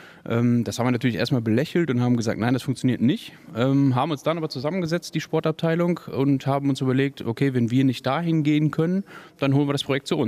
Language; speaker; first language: German; native; German